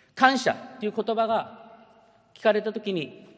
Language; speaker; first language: Japanese; early bilingual, heritage; Japanese